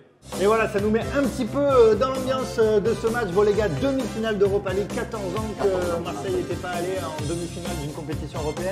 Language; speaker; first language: French; native; French